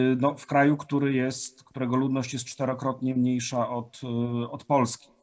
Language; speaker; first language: Polish; native; Polish